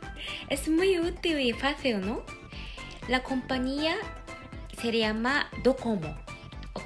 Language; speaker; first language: Spanish; non-native, fluent; Japanese